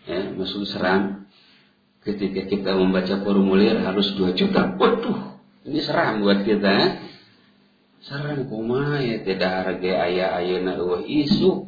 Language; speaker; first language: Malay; non-native, local second language; Sundanese